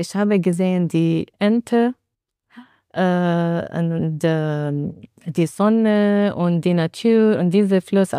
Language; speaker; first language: German; non-native, learner; Arabic